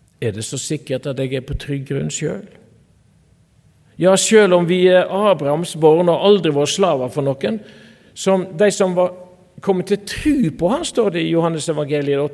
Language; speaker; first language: Norwegian; native; Norwegian